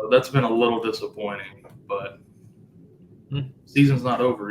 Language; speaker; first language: English; native; English